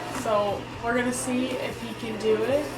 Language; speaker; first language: English; native; English